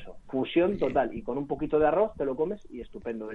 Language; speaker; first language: Spanish; native; Spanish